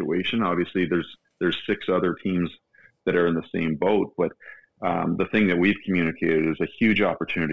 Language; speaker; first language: English; native; English